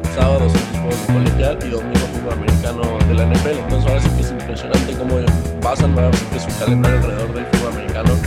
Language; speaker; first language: Spanish; native; Spanish